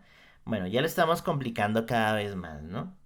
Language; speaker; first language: Spanish; native; Spanish